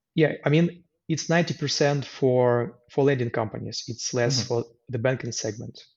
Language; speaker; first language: English; non-native, fluent; Ukrainian